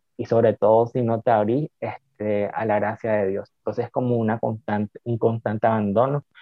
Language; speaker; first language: Spanish; native; Spanish